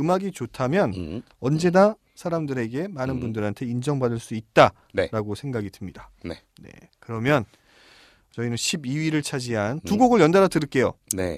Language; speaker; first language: Korean; native; Korean